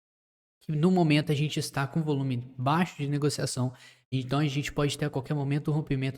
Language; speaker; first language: Portuguese; native; Portuguese